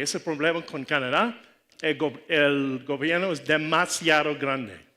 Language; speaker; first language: Spanish; non-native, learner; English